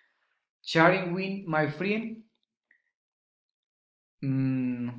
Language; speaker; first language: English; non-native, learner; Spanish